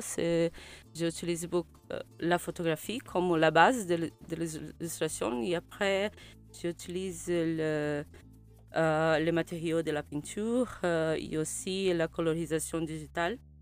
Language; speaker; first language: French; non-native, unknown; Portuguese